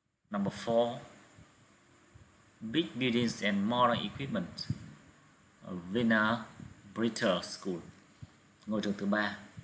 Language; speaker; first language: English; non-native, fluent; Vietnamese